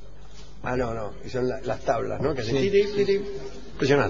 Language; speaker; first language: Spanish; native; Spanish